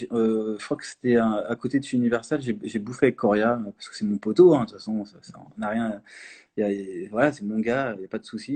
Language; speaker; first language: French; native; French